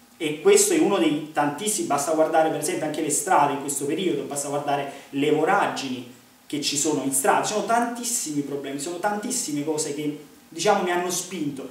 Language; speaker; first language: Italian; native; Italian